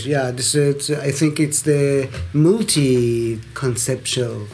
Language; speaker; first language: English; non-native, learner; Persian